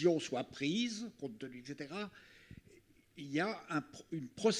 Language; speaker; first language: French; native; French